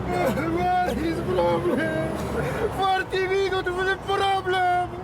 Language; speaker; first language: English; non-native, learner; Polish